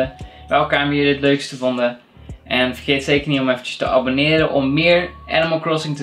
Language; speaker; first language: Dutch; native; Dutch